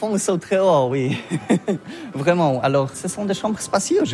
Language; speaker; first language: French; non-native, learner; Polish